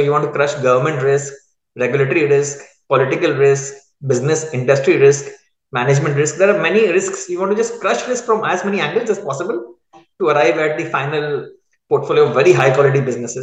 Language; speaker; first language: English; non-native, local second language; Hindi